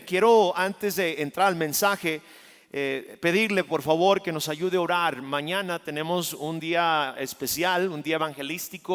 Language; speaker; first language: Spanish; native; Spanish